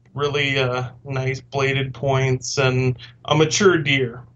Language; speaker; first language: English; native; English